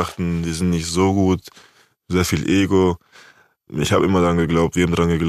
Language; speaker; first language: German; native; German